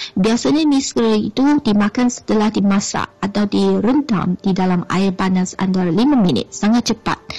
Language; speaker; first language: Malay; non-native, fluent; Chinese